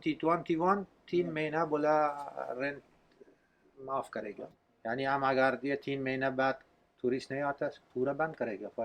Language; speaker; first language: Hindi; non-native, learner; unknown